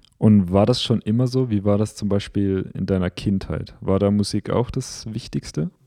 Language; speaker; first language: German; native; German